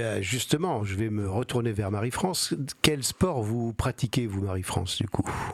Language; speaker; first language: French; native; French